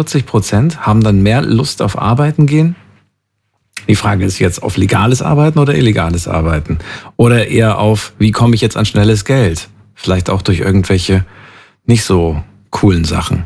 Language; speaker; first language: German; native; German